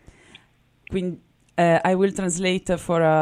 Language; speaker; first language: English; non-native, fluent; Italian